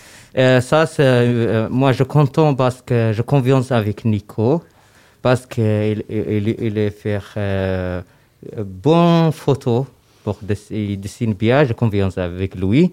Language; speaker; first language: French; non-native, learner; Somali